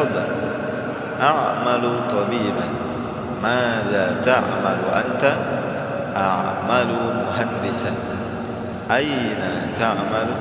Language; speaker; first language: Arabic; non-native, fluent; Indonesian